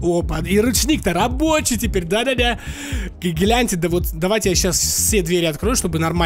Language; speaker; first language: Russian; native; Russian